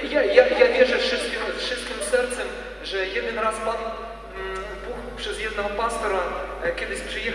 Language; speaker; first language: Polish; non-native, learner; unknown